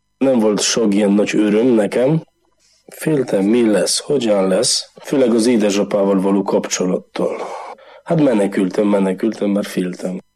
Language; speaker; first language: Hungarian; non-native, learner; Polish